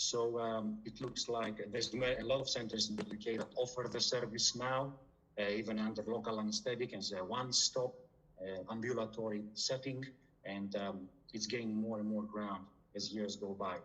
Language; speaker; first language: English; non-native, fluent; Greek